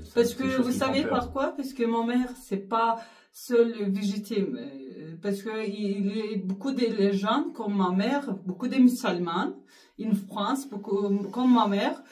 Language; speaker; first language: French; non-native, learner; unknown